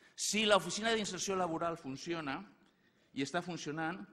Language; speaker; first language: Catalan; native; Catalan